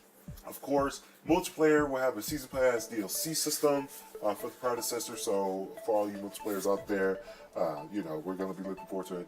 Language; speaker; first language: English; native; English